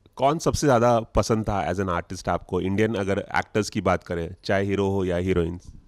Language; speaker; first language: Hindi; native; Hindi